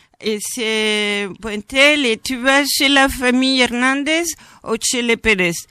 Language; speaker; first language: French; non-native, fluent; Spanish